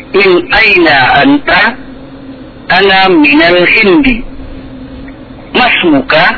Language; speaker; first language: Arabic; non-native, learner; Indonesian